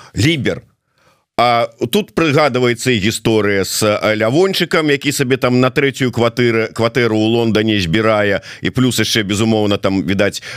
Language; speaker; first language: Belarusian; native; Belarusian